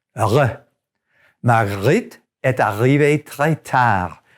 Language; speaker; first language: French; non-native, fluent; English